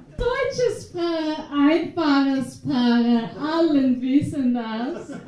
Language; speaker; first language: German; non-native, learner; Portuguese